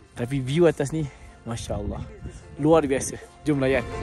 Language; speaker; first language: Malay; native; Malay